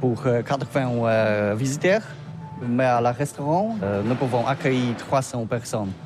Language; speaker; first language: French; non-native, learner; Polish